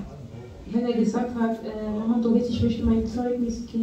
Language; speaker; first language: German; non-native, fluent; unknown